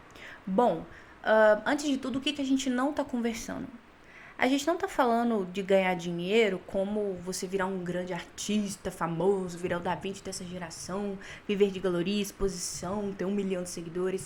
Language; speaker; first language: Portuguese; native; Portuguese